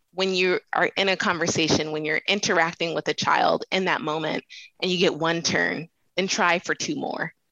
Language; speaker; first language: English; native; English